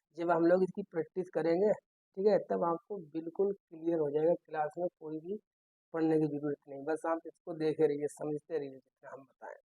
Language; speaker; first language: Hindi; native; Hindi